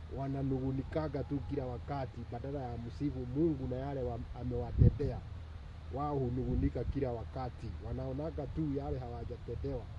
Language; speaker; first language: Swahili; non-native, local second language; Kikuyu